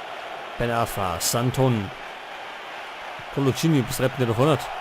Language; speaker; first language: German; native; German